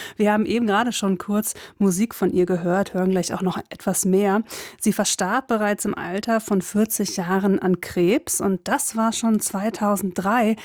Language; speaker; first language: German; native; German